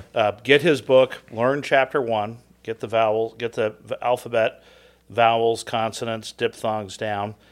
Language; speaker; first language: English; native; English